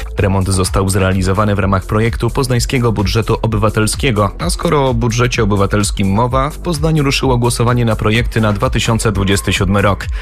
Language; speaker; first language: Polish; native; Polish